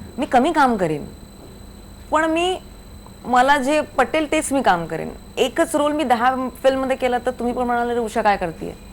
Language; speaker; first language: Marathi; native; Marathi